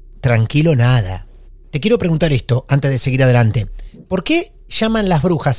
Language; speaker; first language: Spanish; native; Spanish